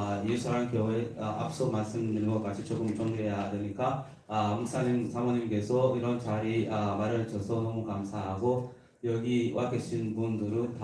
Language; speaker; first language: Korean; non-native, learner; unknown